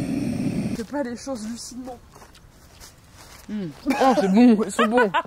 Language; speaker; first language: French; native; French